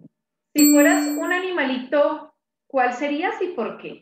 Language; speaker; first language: Spanish; native; Spanish